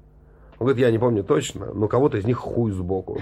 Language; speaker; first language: Russian; native; Russian